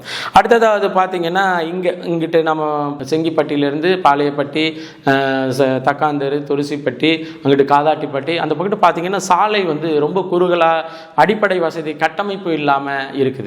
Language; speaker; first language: Tamil; native; Tamil